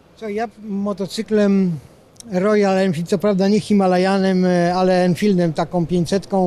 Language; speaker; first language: Polish; native; Polish